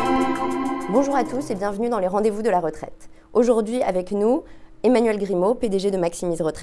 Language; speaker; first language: French; native; French